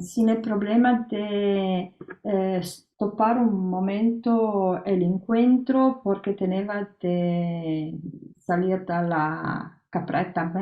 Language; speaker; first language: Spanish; non-native, learner; Italian